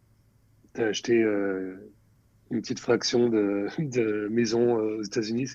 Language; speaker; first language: French; native; French